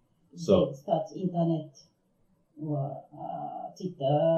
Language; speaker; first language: English; non-native, learner; Japanese